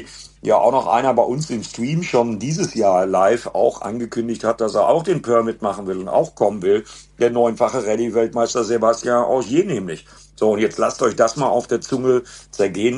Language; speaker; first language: German; native; German